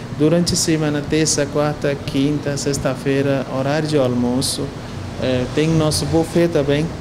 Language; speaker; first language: Portuguese; non-native, learner; Hindi